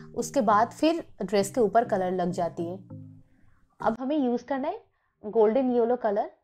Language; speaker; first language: Hindi; non-native, local second language; Bangla